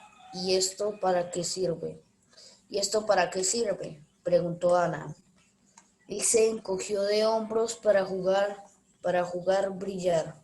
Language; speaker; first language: Spanish; native; Spanish